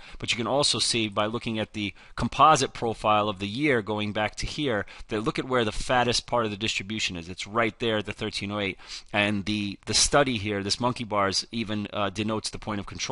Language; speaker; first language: English; native; English